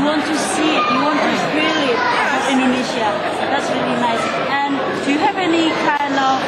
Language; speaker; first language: English; non-native, learner; Indonesian